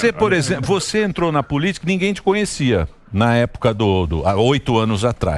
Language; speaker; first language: Portuguese; native; Portuguese